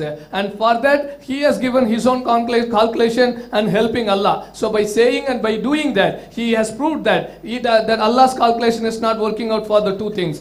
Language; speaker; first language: English; non-native, local second language; Tamil